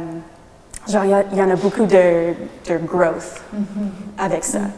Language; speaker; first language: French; non-native, local second language; English